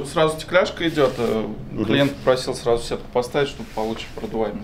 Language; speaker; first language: Russian; native; Russian